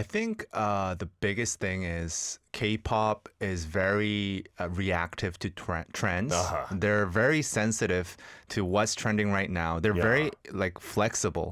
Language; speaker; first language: English; early bilingual, other home language; Korean